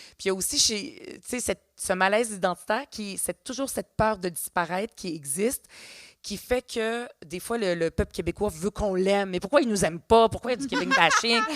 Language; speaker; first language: French; early bilingual, other home language; Arabic